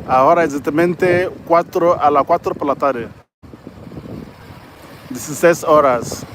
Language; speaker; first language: Spanish; non-native, learner; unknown